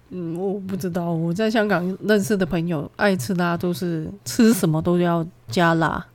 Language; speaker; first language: Chinese; non-native, local second language; Cantonese